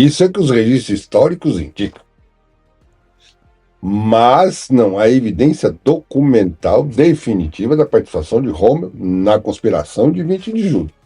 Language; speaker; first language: Portuguese; native; Portuguese